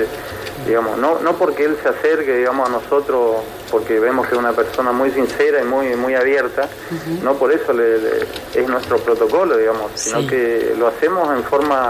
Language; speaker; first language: Spanish; native; Spanish